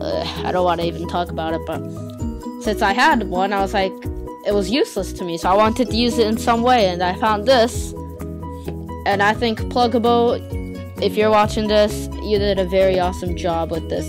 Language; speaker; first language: English; native; English